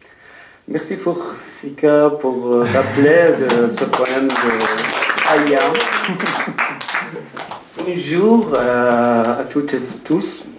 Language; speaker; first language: French; non-native, learner; Persian